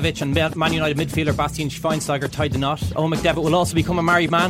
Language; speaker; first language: English; native; English